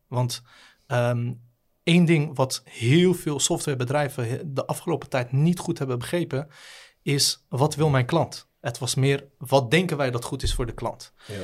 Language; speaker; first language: Dutch; native; Dutch